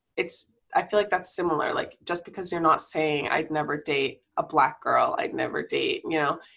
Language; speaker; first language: English; native; English